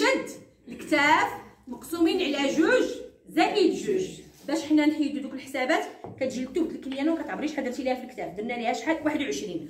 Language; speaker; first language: Arabic; native; Arabic